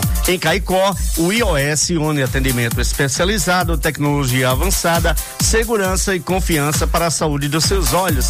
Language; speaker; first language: Portuguese; native; Portuguese